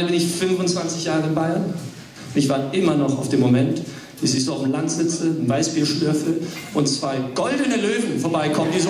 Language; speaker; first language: German; early bilingual, other home language; English